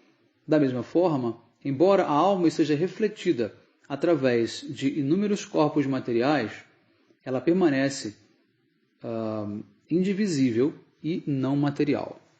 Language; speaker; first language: Portuguese; native; Portuguese